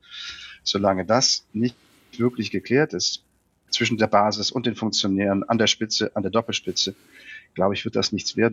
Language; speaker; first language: German; native; German